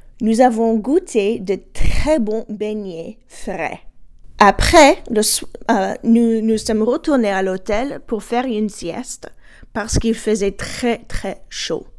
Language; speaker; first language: French; non-native, fluent; English